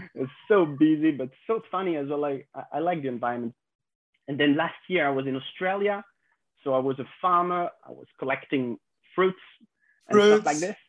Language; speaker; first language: English; non-native, fluent; French